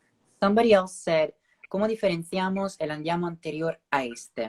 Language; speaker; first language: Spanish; non-native, fluent; Italian